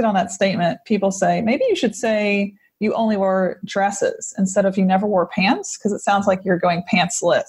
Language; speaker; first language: English; native; English